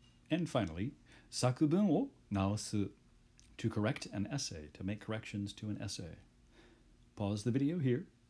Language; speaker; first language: English; native; English